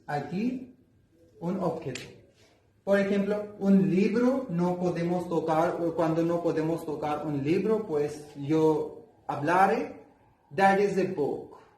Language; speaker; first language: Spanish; non-native, learner; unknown